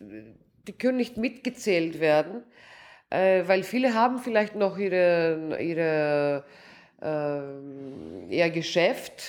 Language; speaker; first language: German; non-native, local second language; Greek